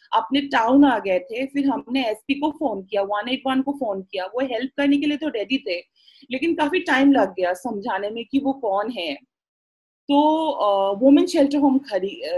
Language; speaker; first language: Hindi; non-native, local second language; Assamese